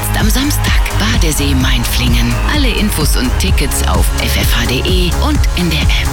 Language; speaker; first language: German; native; German